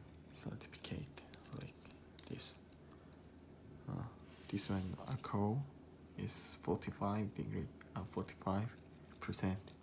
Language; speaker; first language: English; non-native, learner; Korean